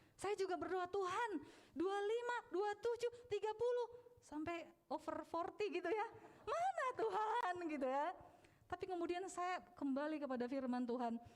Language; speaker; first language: Indonesian; non-native, local second language; Batak Toba